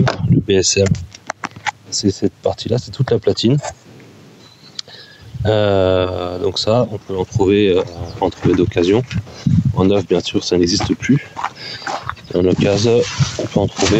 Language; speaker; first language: French; native; French